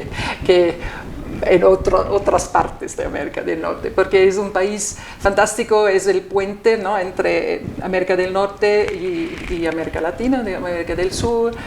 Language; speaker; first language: Spanish; non-native, fluent; German